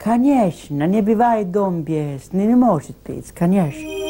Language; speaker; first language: Russian; non-native, learner; Italian